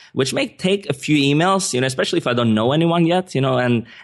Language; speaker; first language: English; non-native, fluent; Swedish